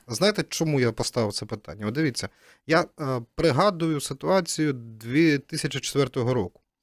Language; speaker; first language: Ukrainian; native; Ukrainian